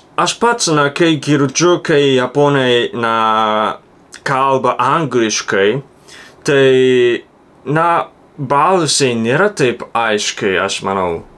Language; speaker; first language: Lithuanian; non-native, learner; Japanese